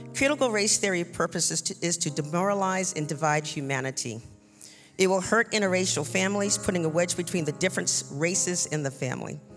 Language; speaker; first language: English; native; English